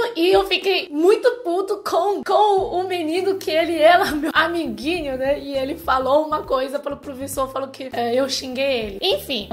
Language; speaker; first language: Portuguese; non-native, fluent; Chinese